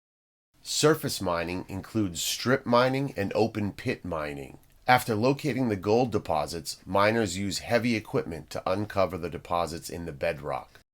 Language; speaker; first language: English; native; English